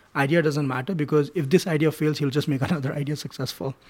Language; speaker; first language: English; non-native, local second language; Hindi